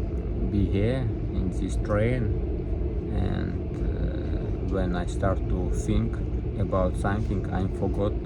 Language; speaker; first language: English; non-native, learner; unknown